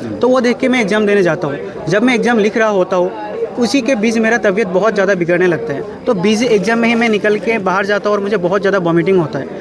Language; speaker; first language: Hindi; non-native, local second language; Assamese